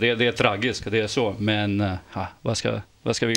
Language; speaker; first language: Swedish; non-native, fluent; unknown